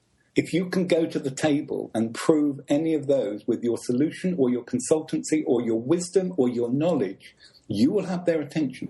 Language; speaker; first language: English; native; English